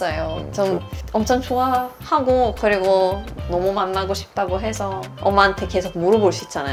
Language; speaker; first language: Korean; non-native, fluent; Swedish